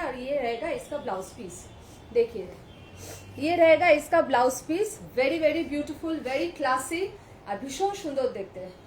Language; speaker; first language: Hindi; non-native, local second language; Bangla